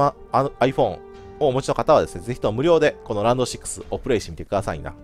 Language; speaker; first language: Japanese; native; Japanese